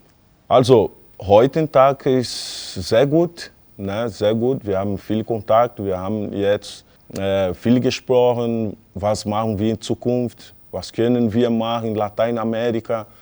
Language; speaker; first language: German; non-native, fluent; Portuguese